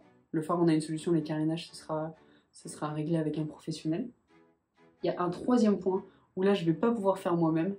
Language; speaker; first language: French; native; French